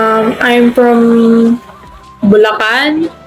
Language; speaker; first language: English; non-native, local second language; Filipino